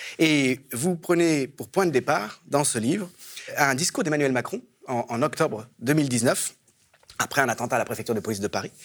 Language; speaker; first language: French; native; French